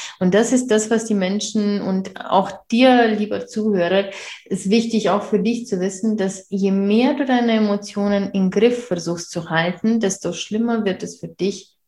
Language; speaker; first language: German; non-native, fluent; Romanian